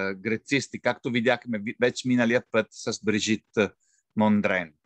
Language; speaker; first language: Bulgarian; non-native, fluent; Italian